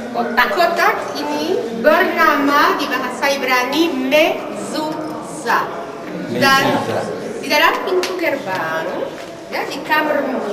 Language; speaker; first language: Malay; non-native, fluent; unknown